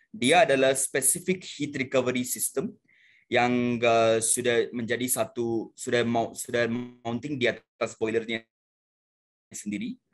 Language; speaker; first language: Indonesian; non-native, fluent; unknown